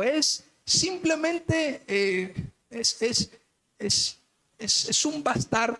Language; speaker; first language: Spanish; native; Spanish